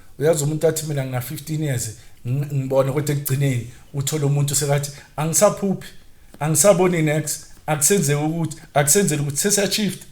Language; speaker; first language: Zulu; native; Zulu